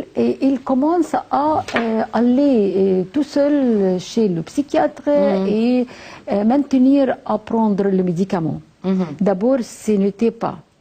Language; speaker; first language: French; non-native, fluent; Arabic